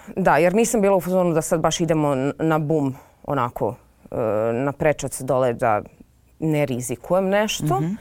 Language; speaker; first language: Serbian; native; Serbian